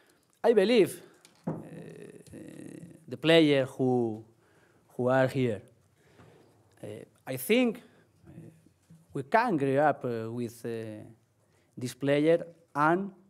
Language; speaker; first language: English; non-native, learner; Spanish